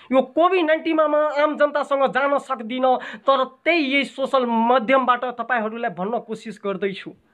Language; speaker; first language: Nepali; non-native, local second language; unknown